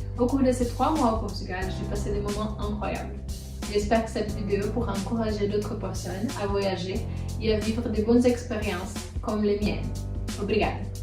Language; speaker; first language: French; non-native, fluent; Portuguese